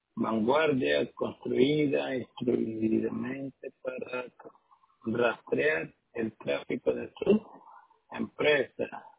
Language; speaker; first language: Spanish; native; Spanish